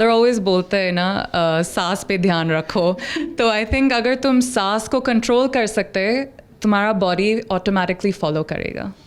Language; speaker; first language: Hindi; non-native, local second language; English